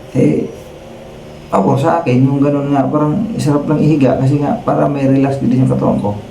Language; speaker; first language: Filipino; non-native, local second language; Cebuano